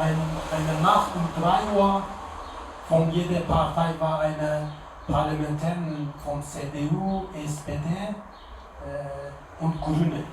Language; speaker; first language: German; non-native, learner; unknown